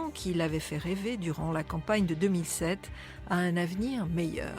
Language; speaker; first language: French; native; French